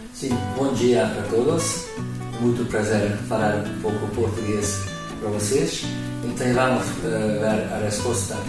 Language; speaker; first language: Portuguese; non-native, learner; Hungarian